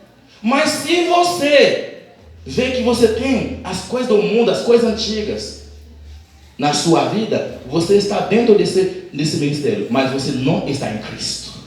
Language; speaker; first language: Portuguese; non-native, learner; Haitian Creole